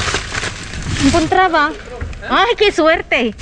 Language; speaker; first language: Spanish; non-native, learner; Filipino